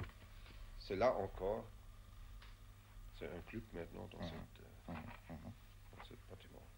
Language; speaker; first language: French; non-native, fluent; German